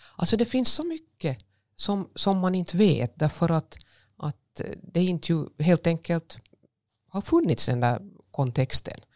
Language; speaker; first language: Swedish; native; Swedish